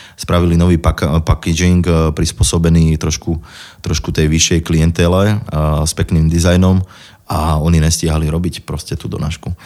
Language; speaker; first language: Slovak; native; Slovak